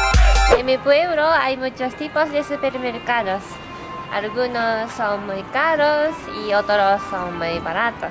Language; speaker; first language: Spanish; non-native, learner; Japanese